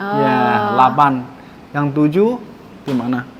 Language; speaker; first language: Indonesian; non-native, learner; Chinese